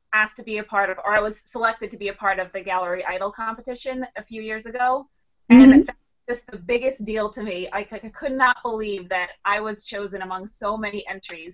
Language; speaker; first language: English; native; English